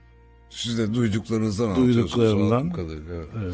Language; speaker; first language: Turkish; native; Turkish